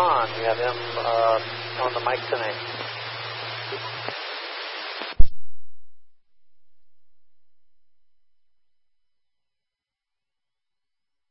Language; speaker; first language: English; native; English